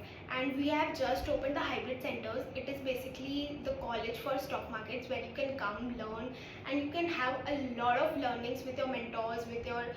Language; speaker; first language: English; non-native, local second language; Hindi